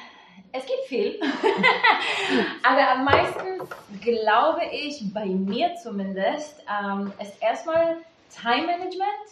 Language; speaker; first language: German; non-native, fluent; Hebrew